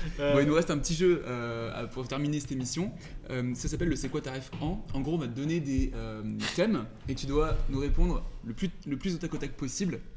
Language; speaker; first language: French; native; French